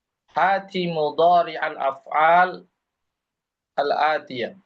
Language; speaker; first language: Arabic; non-native, fluent; Indonesian